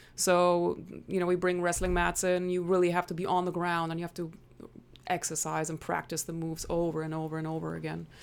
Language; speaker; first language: English; non-native, fluent; German